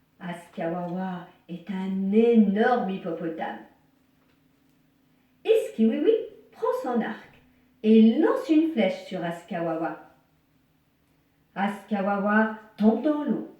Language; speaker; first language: French; native; French